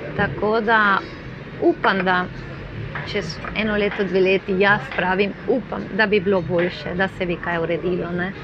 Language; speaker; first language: Slovenian; non-native, fluent; Spanish